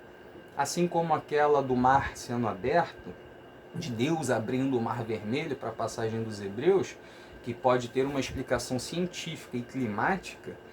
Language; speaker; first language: Portuguese; native; Portuguese